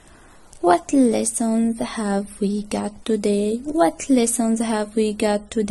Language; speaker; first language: English; non-native, fluent; Arabic